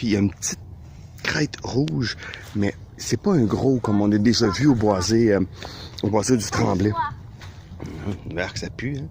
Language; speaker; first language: French; native; French